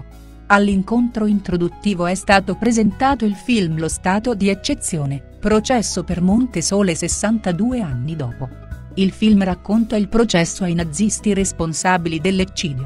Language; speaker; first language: Italian; native; Italian